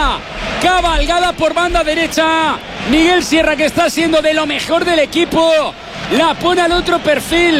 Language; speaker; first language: Spanish; native; Spanish